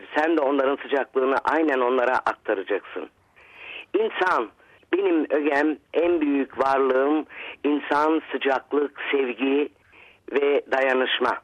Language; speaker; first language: Turkish; native; Turkish